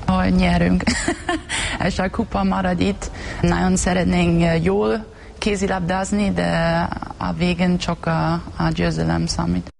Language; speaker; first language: Hungarian; non-native, learner; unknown